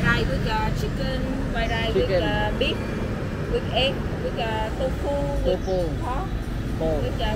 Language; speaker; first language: English; non-native, learner; Vietnamese